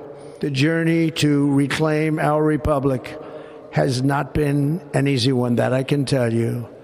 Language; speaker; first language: English; native; English